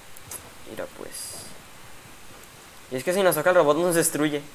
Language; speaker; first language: Spanish; native; Spanish